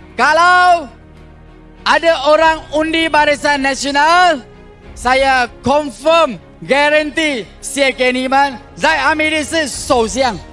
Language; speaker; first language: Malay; non-native, local second language; Tamil